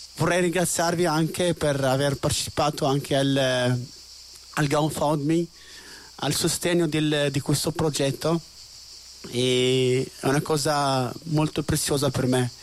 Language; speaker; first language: Italian; non-native, fluent; Arabic